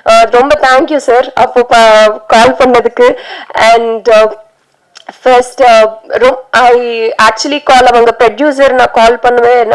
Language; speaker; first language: Tamil; non-native, learner; Telugu